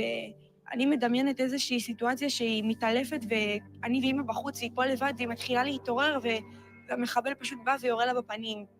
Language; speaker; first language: Hebrew; native; Hebrew